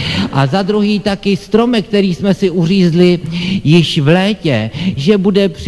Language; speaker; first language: Czech; native; Czech